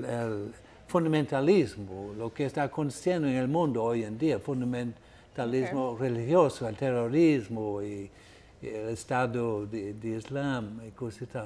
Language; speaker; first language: Spanish; non-native, fluent; Portuguese